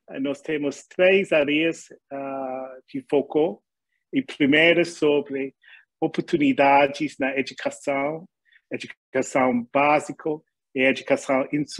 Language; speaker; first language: Portuguese; non-native, learner; English